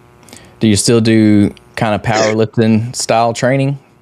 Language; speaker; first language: English; native; English